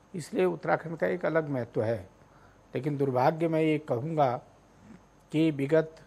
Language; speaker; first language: Hindi; native; Hindi